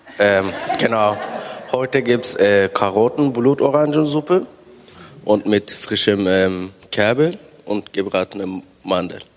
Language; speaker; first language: German; non-native, fluent; Turkish